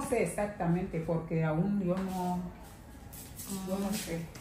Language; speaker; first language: Spanish; non-native, learner; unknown